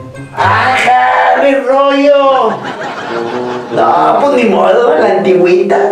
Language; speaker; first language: Spanish; native; Spanish